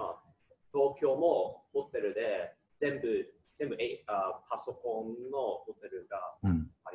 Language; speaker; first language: Japanese; non-native, learner; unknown